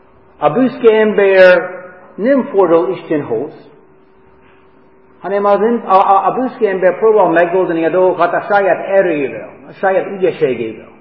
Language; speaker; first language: Hungarian; non-native, fluent; English